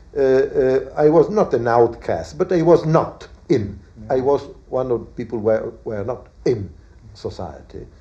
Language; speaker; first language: English; non-native, fluent; Italian